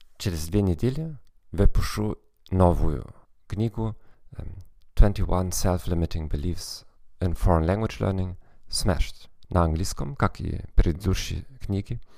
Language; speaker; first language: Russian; non-native, fluent; German